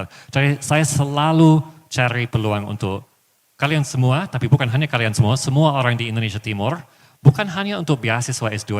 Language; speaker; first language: Indonesian; non-native, fluent; English